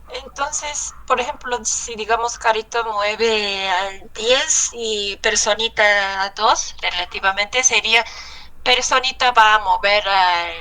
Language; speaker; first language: Spanish; non-native, learner; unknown